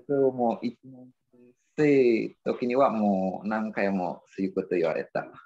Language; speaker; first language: Japanese; non-native, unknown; Balinese